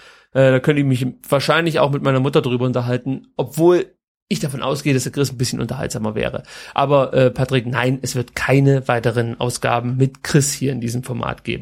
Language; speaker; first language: German; native; German